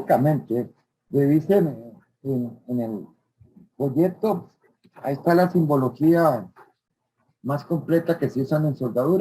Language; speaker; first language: Spanish; native; Spanish